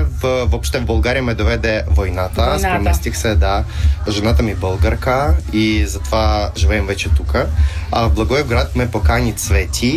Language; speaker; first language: Bulgarian; non-native, fluent; Ukrainian